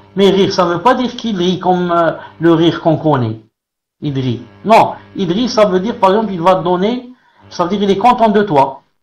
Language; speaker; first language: French; non-native, local second language; Arabic